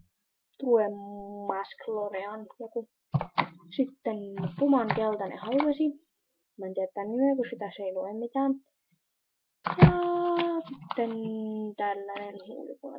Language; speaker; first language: Finnish; native; Finnish